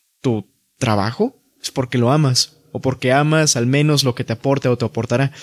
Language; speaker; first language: Spanish; native; Spanish